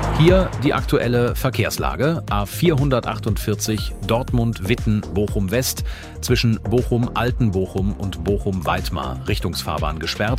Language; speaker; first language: German; native; German